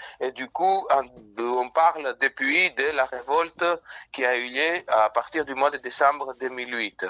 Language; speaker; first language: French; non-native, fluent; Greek